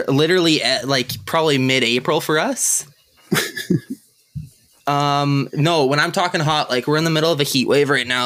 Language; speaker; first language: English; native; English